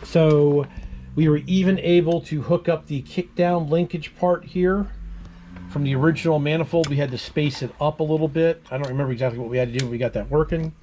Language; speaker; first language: English; native; English